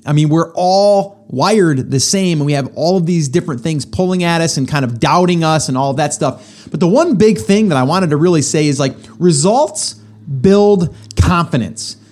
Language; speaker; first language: English; native; English